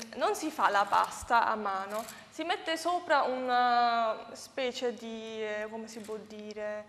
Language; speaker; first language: Italian; non-native, fluent; German